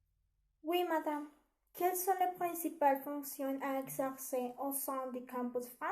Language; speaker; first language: French; non-native, learner; Spanish